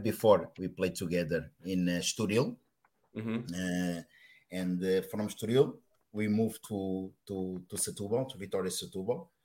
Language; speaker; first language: English; non-native, learner; Portuguese